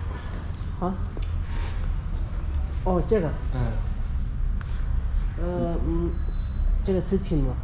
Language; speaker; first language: Chinese; non-native, learner; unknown